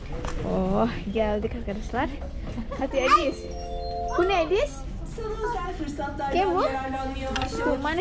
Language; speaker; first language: Turkish; non-native, learner; Indonesian